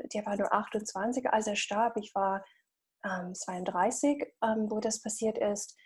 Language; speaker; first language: German; non-native, fluent; English